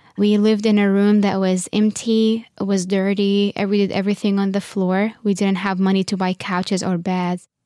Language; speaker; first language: English; non-native, fluent; Arabic